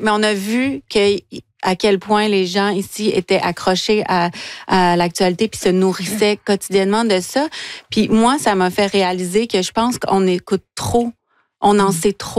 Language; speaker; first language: French; native; French